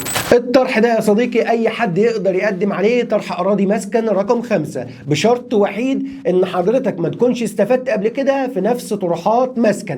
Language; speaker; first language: Arabic; native; Arabic